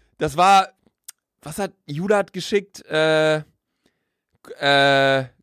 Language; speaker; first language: German; native; German